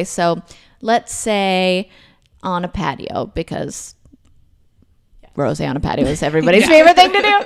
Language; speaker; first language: English; native; English